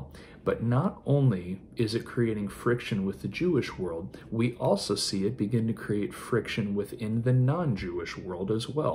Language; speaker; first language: English; native; English